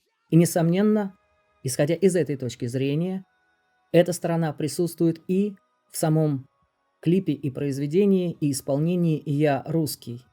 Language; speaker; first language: Russian; native; Russian